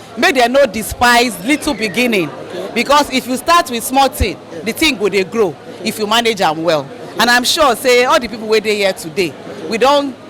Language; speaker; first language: Nigerian Pidgin; non-native, local second language; Yoruba